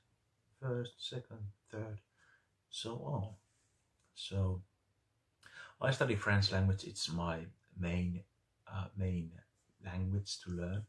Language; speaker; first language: English; non-native, fluent; Finnish